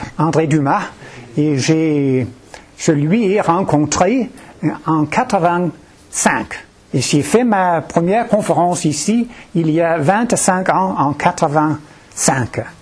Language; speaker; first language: French; non-native, fluent; Danish